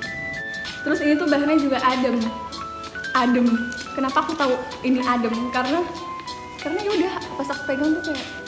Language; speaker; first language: Indonesian; native; Indonesian